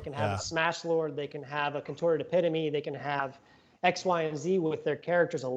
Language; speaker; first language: English; native; English